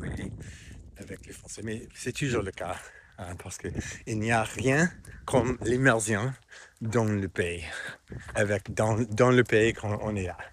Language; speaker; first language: French; non-native, fluent; English